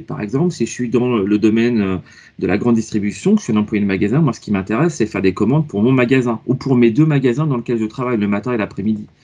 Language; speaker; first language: French; native; French